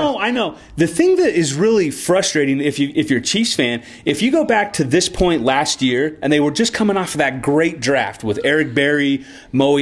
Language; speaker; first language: English; native; English